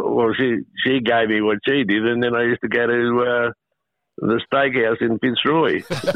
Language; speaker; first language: English; native; English